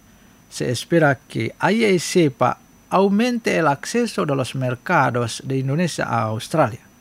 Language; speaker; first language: Spanish; non-native, fluent; Indonesian